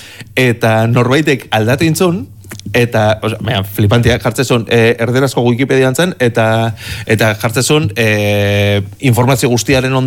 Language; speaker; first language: Basque; native; Basque